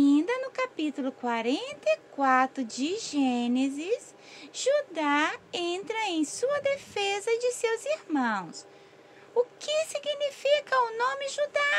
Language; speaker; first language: Portuguese; native; Portuguese